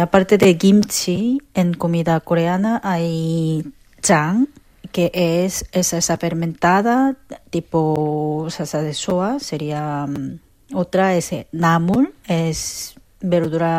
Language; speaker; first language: Spanish; non-native, fluent; Korean